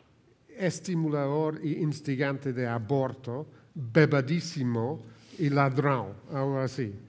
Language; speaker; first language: Portuguese; non-native, fluent; Spanish